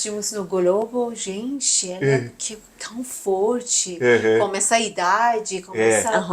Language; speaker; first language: Portuguese; non-native, learner; Persian